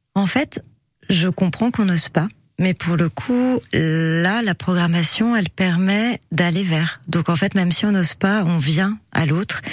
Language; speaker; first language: French; native; French